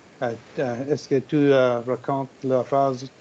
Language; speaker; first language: French; non-native, learner; English